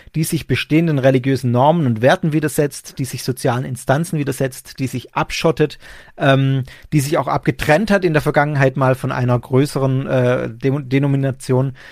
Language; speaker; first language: German; native; German